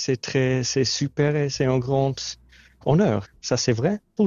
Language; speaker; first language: French; non-native, local second language; German